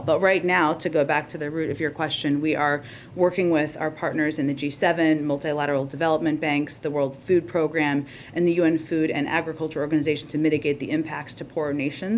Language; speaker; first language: English; native; English